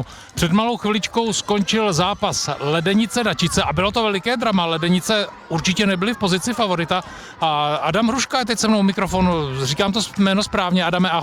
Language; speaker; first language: Czech; native; Czech